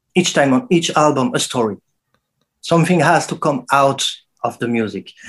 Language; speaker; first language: English; non-native, fluent; French